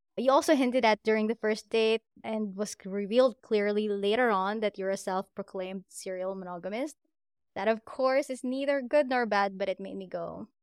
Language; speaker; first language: English; non-native, local second language; Filipino